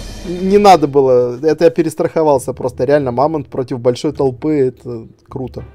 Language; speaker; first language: Russian; native; Russian